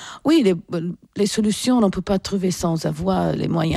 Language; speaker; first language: French; non-native, fluent; English